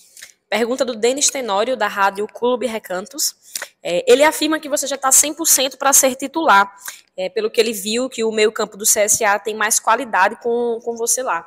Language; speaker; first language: Portuguese; native; Portuguese